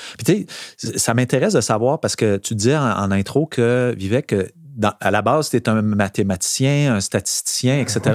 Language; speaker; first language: French; native; French